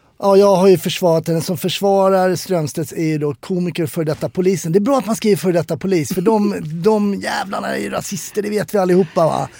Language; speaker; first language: Swedish; native; Swedish